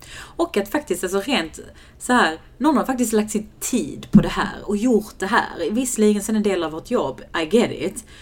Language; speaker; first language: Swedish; early bilingual, other home language; Persian